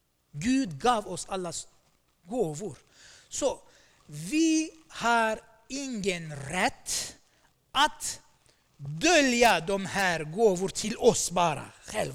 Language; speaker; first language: Swedish; non-native, fluent; Armenian